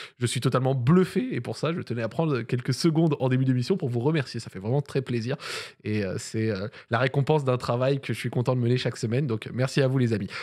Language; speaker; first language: French; native; French